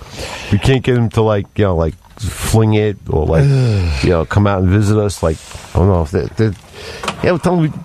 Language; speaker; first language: English; native; English